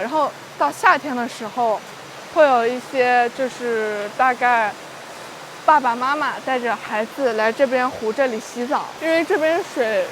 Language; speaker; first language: Chinese; native; Chinese